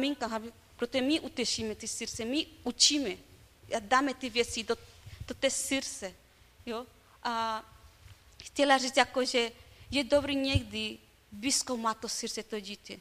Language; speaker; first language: Czech; non-native, learner; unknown